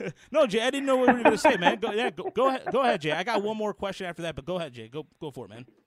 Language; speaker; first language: English; native; English